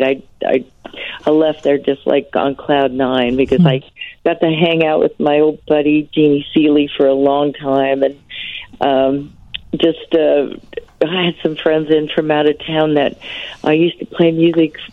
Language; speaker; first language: English; native; English